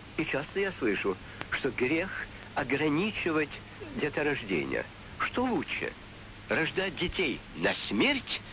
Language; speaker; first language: Russian; early bilingual, heritage; Russian